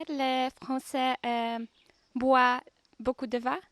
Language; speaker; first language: French; non-native, learner; Polish